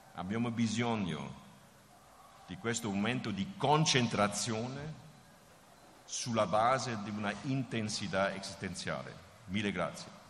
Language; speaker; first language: Italian; non-native, fluent; German